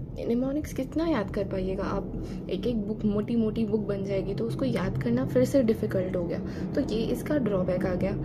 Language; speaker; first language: Hindi; native; Hindi